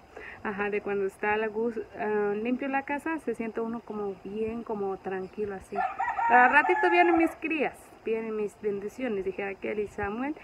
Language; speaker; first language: Spanish; native; Spanish